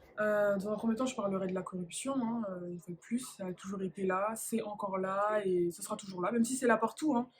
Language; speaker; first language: French; native; French